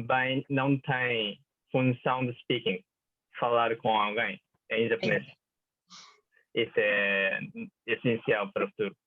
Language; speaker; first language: Portuguese; non-native, fluent; Japanese